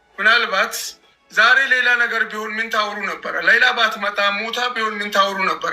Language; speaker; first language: Amharic; non-native, local second language; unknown